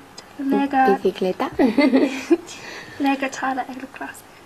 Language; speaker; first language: Spanish; non-native, learner; English